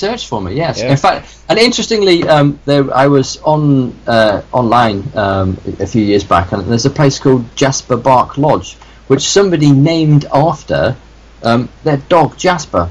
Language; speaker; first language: English; native; English